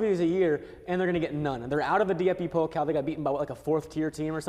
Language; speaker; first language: English; native; English